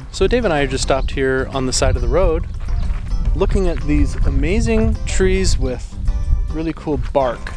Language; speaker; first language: English; native; English